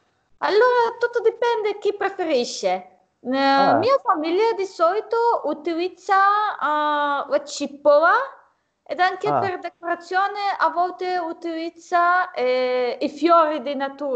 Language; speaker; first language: Italian; non-native, fluent; Serbian